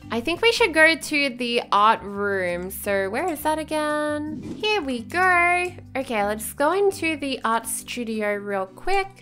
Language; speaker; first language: English; native; English